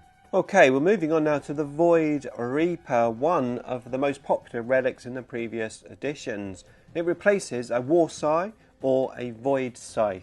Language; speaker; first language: English; native; English